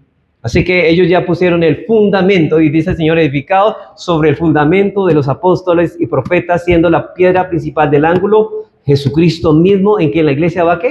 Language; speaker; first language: Spanish; native; Spanish